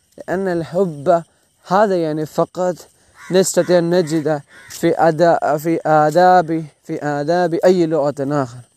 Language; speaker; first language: Arabic; non-native, learner; Malayalam